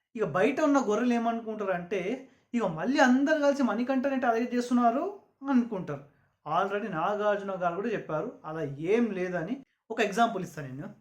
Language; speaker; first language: Telugu; non-native, local second language; Urdu